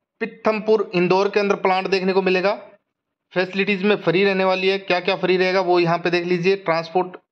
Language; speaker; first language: Hindi; native; Hindi